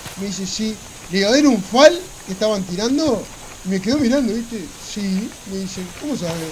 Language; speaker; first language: Spanish; native; Spanish